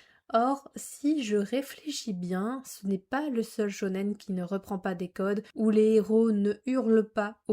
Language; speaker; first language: French; native; French